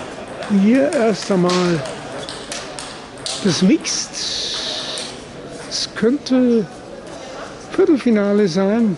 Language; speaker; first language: German; native; German